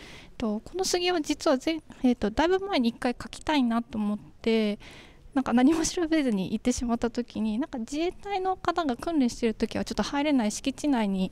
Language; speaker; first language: Japanese; native; Japanese